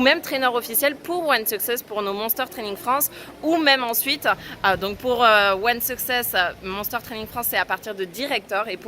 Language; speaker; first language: French; native; French